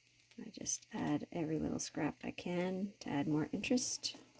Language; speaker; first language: English; native; English